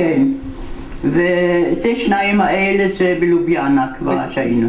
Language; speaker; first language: Hebrew; non-native, fluent; German